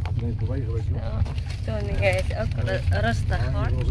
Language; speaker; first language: English; non-native, local second language; Filipino